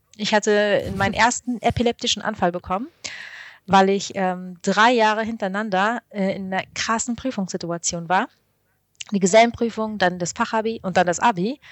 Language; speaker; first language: German; early bilingual, other home language; Arabic